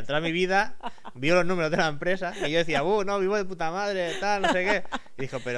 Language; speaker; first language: Spanish; native; Spanish